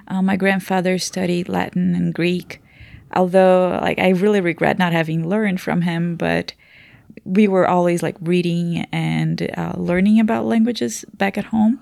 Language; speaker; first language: English; non-native, fluent; Portuguese